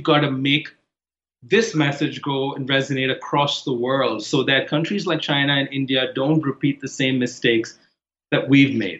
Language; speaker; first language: English; non-native, local second language; Hindi